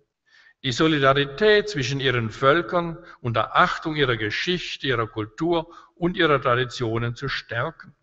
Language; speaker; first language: German; native; German